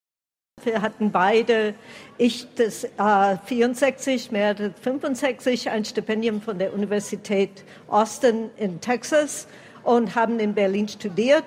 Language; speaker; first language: German; non-native, fluent; English